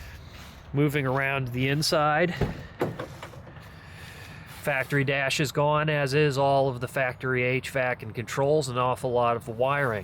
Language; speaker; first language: English; native; English